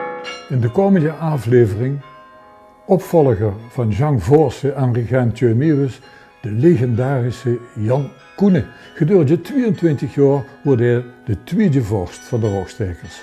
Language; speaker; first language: Dutch; native; Dutch